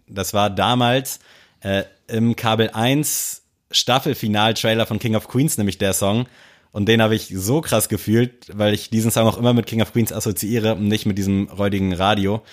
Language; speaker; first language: German; native; German